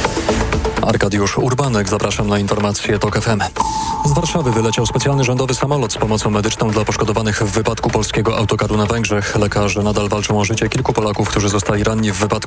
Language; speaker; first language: Polish; native; Polish